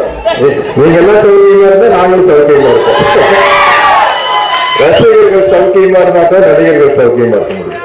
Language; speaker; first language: Tamil; native; Tamil